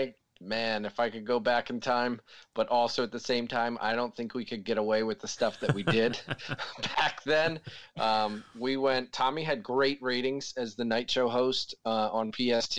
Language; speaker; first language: English; native; English